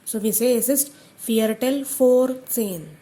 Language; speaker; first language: German; non-native, fluent; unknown